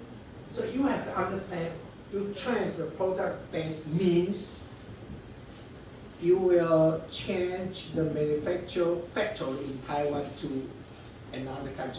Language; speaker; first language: English; non-native, learner; Chinese